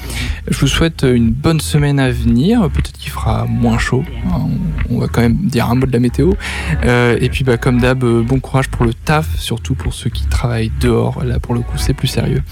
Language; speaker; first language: French; native; French